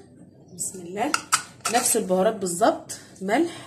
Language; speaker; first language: Arabic; native; Arabic